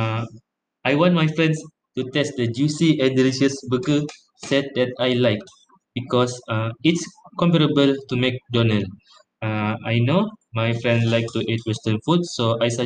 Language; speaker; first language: English; non-native, local second language; Malay